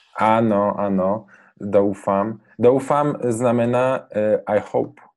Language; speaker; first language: Czech; non-native, learner; Polish